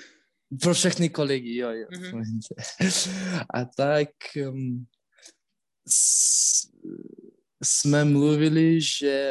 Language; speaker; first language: Czech; non-native, learner; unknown